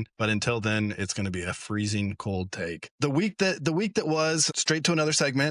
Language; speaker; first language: English; native; English